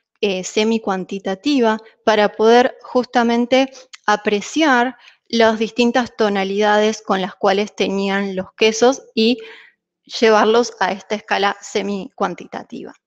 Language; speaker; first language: Spanish; native; Spanish